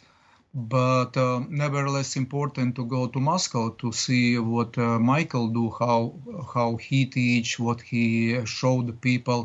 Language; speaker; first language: English; non-native, learner; Latvian